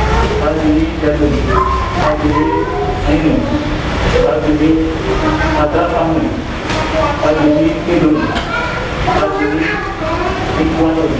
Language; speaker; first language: Arabic; non-native, learner; Indonesian